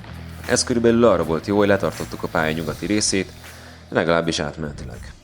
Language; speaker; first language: Hungarian; native; Hungarian